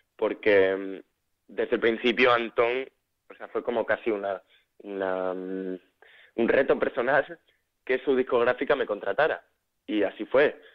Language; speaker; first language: Spanish; native; Spanish